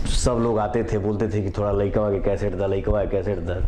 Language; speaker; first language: Hindi; non-native, local second language; Bhojpuri